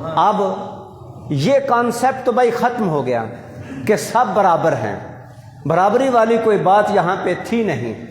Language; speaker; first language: Urdu; non-native, local second language; Punjabi